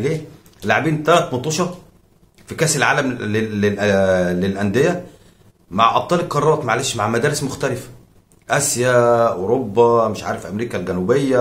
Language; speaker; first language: Arabic; native; Arabic